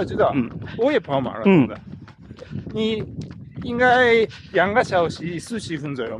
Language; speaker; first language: Chinese; non-native, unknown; Japanese